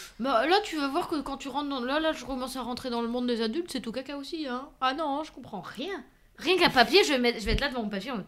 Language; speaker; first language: French; native; French